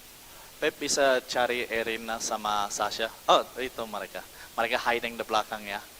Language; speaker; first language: Indonesian; non-native, fluent; English